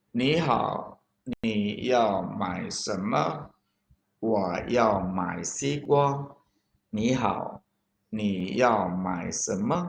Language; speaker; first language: Chinese; non-native, fluent; Thai